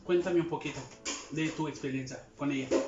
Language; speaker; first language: Spanish; non-native, learner; Haitian Creole